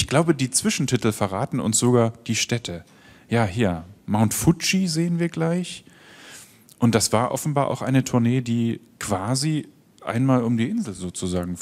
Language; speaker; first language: German; native; German